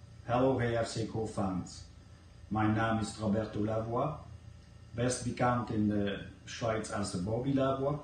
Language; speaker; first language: German; non-native, learner; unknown